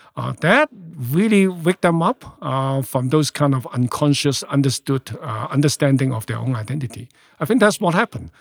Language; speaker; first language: English; non-native, local second language; Cantonese